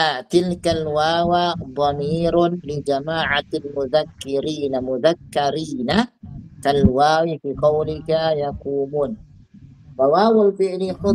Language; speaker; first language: Arabic; non-native, fluent; Indonesian